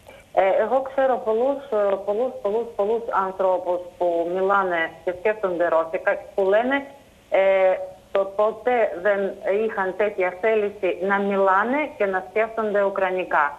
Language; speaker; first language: Greek; non-native, fluent; Russian